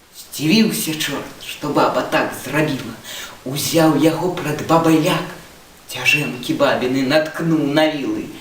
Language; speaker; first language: Belarusian; non-native, local second language; Russian